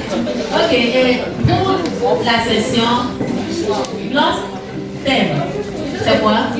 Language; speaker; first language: French; non-native, learner; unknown